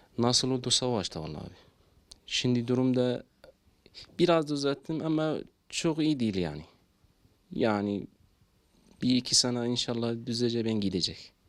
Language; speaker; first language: Turkish; non-native, learner; Arabic